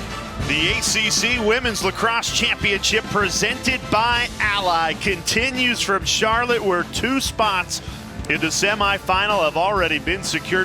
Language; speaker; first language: English; native; English